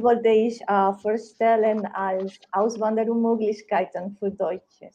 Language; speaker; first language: German; non-native, learner; Spanish